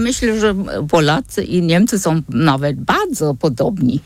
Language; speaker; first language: Polish; non-native, fluent; German